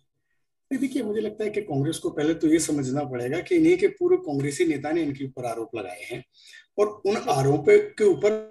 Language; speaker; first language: Hindi; native; Hindi